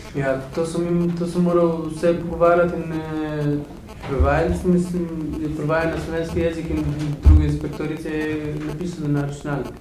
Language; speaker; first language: Slovenian; non-native, learner; Albanian